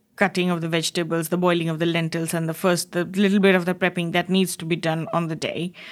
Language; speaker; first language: English; non-native, local second language; Bangla